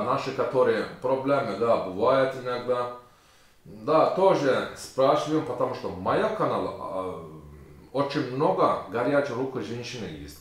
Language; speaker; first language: Russian; non-native, learner; Turkish